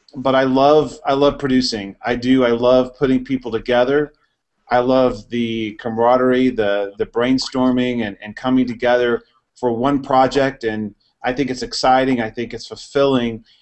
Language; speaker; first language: English; native; English